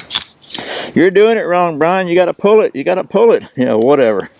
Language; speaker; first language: English; native; English